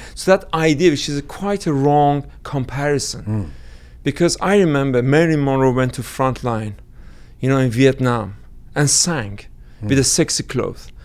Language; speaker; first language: English; non-native, fluent; Persian